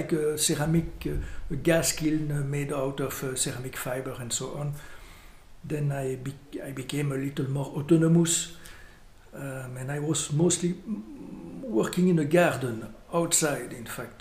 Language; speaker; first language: English; non-native, fluent; French